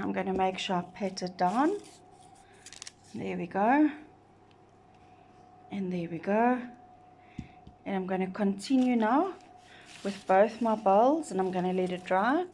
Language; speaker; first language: English; native; English